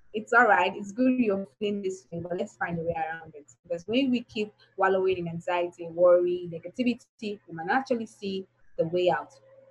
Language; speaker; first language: English; non-native, local second language; Igbo